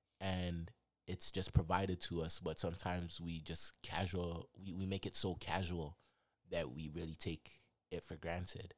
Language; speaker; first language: English; native; English